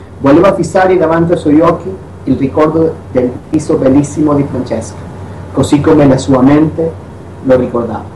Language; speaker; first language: Italian; non-native, fluent; Spanish